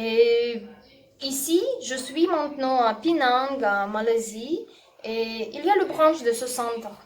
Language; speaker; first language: French; non-native, learner; Russian